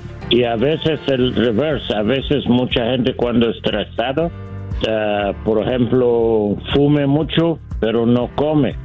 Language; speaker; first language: Spanish; non-native, learner; English